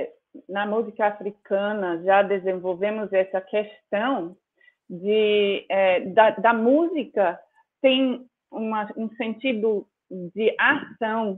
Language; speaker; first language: Portuguese; non-native, fluent; English